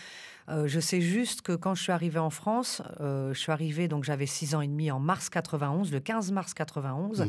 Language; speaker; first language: French; early bilingual, other home language; Romanian